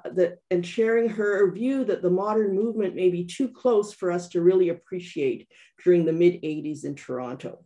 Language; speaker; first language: English; native; English